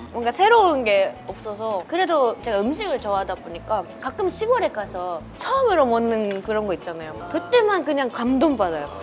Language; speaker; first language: Korean; non-native, fluent; Japanese